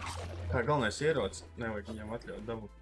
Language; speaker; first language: Latvian; native; Latvian